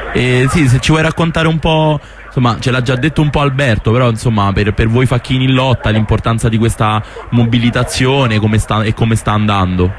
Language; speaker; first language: Italian; native; Italian